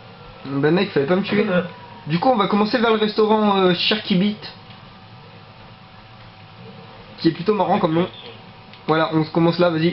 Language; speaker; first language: French; native; French